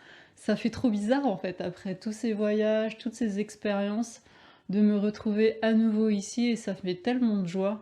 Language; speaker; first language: French; native; French